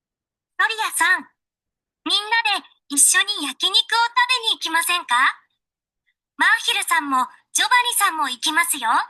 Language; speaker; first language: Japanese; non-native, learner; Sinhala